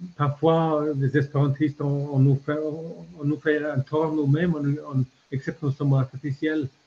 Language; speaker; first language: French; non-native, fluent; English